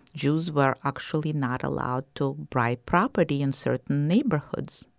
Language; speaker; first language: English; non-native, fluent; Russian